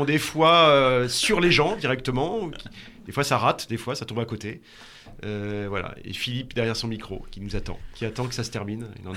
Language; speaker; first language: French; native; French